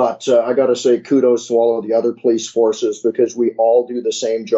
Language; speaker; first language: English; native; English